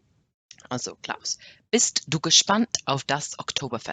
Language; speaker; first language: German; non-native, learner; English